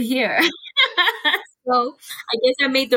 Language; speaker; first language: English; non-native, local second language; Shona